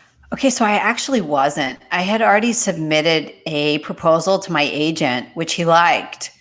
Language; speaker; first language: English; native; English